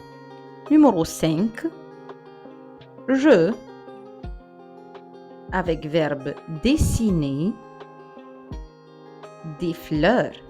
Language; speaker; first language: French; non-native, fluent; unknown